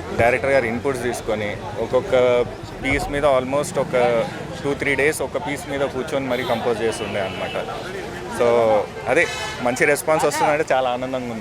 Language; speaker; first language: Telugu; native; Telugu